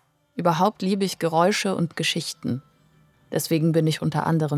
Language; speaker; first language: German; native; German